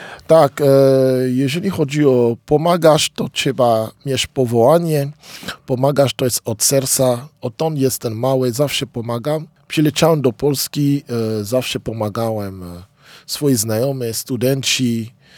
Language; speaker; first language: Polish; non-native, fluent; Lingala